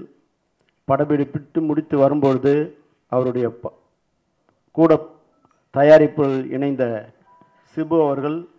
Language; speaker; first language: Tamil; native; Tamil